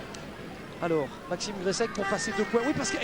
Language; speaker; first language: French; native; French